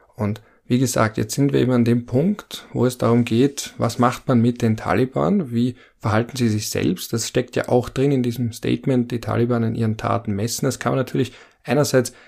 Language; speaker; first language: German; native; German